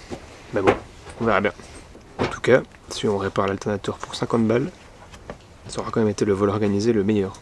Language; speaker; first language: French; native; French